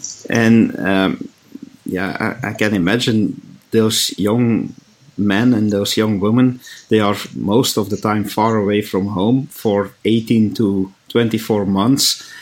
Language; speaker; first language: English; non-native, fluent; Dutch